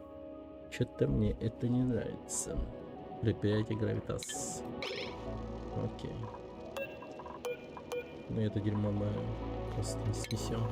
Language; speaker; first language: Russian; native; Russian